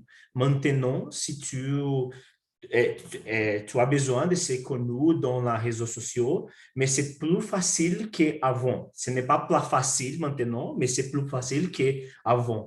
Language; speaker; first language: French; non-native, learner; Portuguese